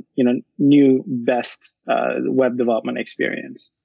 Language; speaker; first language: English; non-native, fluent; Turkish